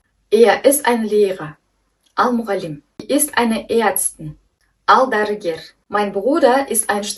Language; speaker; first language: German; non-native, fluent; Kyrgyz